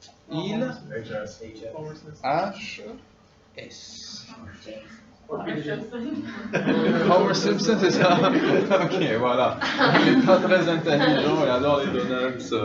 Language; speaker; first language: French; non-native, fluent; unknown